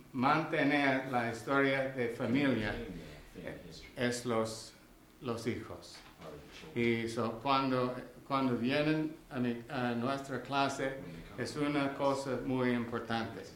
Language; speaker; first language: Spanish; non-native, learner; English